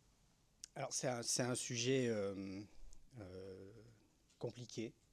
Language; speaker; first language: French; native; French